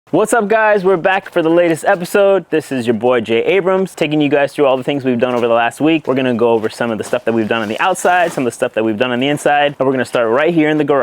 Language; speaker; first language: English; native; English